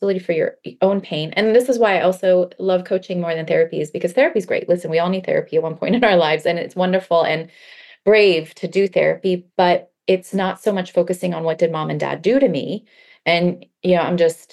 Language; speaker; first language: English; early bilingual, other home language; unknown